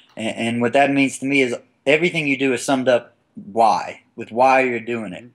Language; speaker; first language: English; native; English